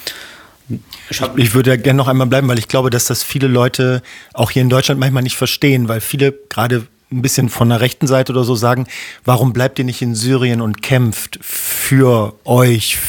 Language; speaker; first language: German; native; German